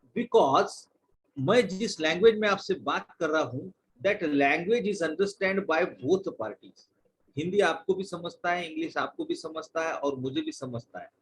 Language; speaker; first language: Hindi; non-native, local second language; Marathi